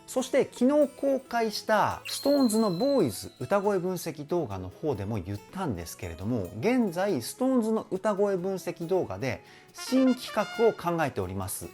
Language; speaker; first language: Japanese; native; Japanese